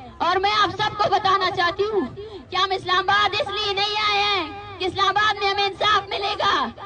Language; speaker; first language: Urdu; non-native, local second language; Baluchi